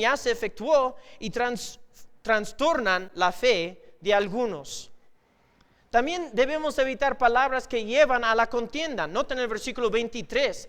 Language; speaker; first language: Spanish; non-native, fluent; English